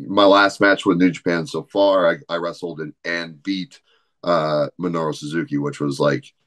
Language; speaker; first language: English; native; English